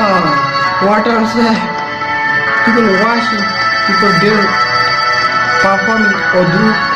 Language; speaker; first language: English; non-native, learner; Bangla